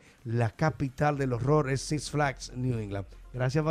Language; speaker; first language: Spanish; native; Spanish